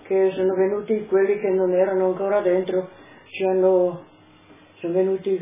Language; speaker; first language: Italian; non-native, local second language; Slovenian